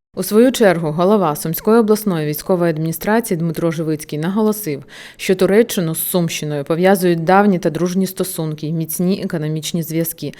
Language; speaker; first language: Ukrainian; native; Ukrainian